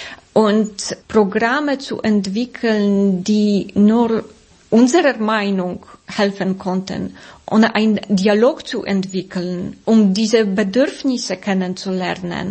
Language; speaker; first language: German; non-native, fluent; Polish